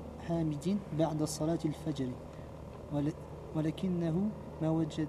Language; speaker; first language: Arabic; non-native, learner; French